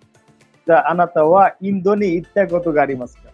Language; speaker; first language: Japanese; non-native, fluent; Bangla